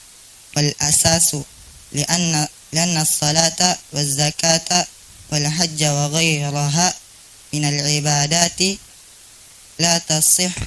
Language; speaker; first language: Arabic; non-native, learner; Indonesian